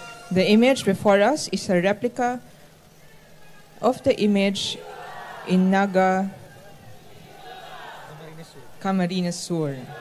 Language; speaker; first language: English; non-native, local second language; Filipino